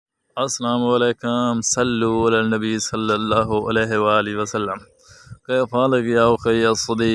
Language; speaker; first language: Arabic; non-native, learner; Saraiki